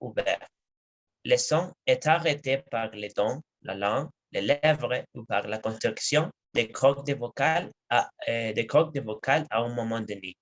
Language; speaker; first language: French; non-native, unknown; Spanish